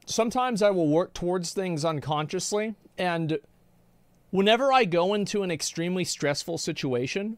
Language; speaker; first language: English; native; English